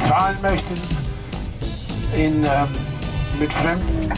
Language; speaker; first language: German; non-native, fluent; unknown